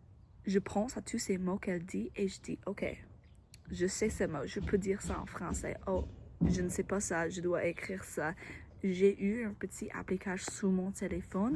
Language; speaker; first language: French; non-native, learner; English